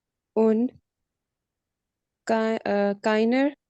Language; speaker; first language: German; non-native, learner; Urdu